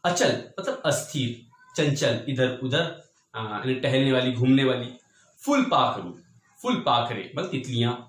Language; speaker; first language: Hindi; non-native, local second language; Marathi